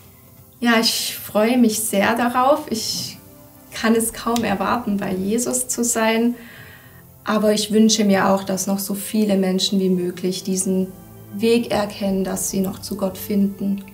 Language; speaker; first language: German; early bilingual, other home language; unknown